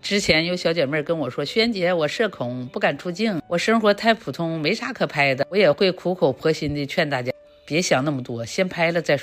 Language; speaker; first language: Chinese; native; Chinese